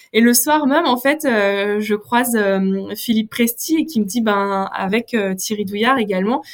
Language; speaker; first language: French; native; French